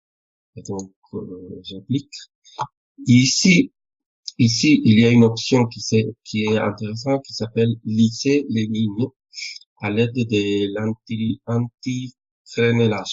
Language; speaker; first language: French; non-native, fluent; Spanish